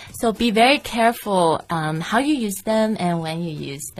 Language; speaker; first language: English; non-native, fluent; Chinese